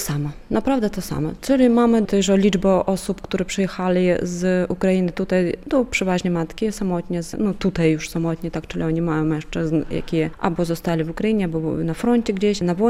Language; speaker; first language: Polish; non-native, fluent; Ukrainian